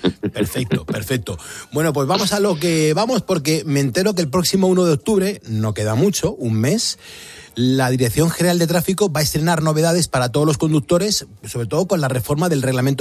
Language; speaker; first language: Spanish; native; Spanish